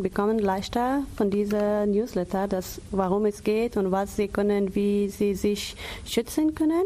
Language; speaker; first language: German; non-native, learner; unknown